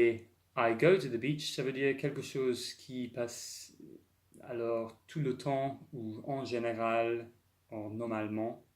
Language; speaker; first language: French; non-native, fluent; English